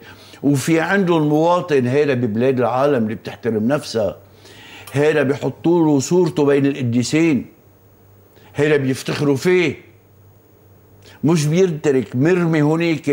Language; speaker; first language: Arabic; native; Arabic